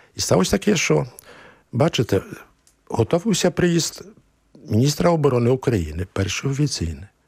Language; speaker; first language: Ukrainian; early bilingual, heritage; Ukrainian